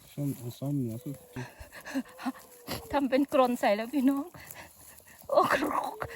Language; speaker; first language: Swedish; non-native, learner; Thai